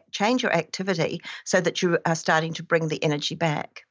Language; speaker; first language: English; native; English